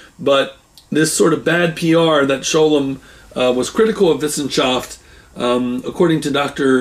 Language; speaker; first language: English; native; English